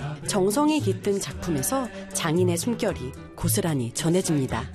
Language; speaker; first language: Korean; native; Korean